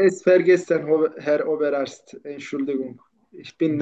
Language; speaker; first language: German; non-native, learner; Turkish